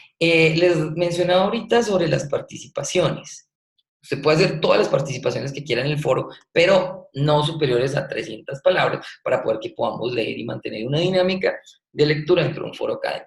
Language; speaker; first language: Spanish; native; Spanish